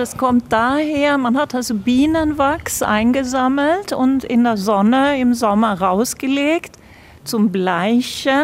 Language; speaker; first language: German; non-native, fluent; Swedish